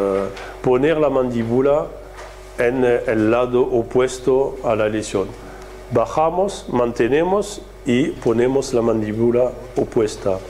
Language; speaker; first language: Spanish; non-native, fluent; French